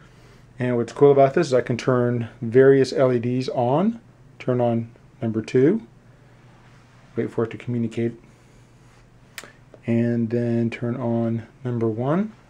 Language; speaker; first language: English; native; English